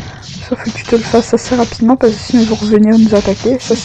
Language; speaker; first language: French; native; French